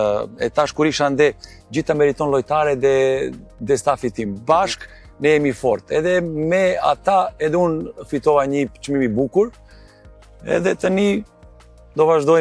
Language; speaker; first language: Albanian; non-native, learner; Serbian